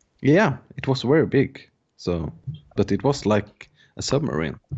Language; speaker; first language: English; non-native, fluent; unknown